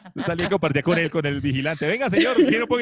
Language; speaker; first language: Spanish; native; Spanish